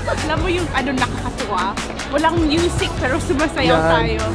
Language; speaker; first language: Filipino; early bilingual, heritage; Filipino